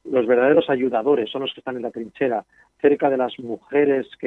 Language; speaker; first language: Spanish; native; Spanish